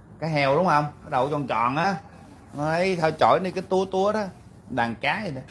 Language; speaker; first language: Vietnamese; early bilingual, heritage; Vietnamese